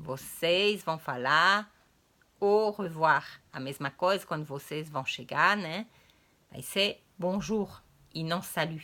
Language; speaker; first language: Portuguese; non-native, fluent; French